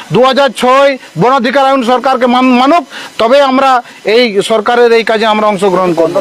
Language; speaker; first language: Bangla; non-native, local second language; Santali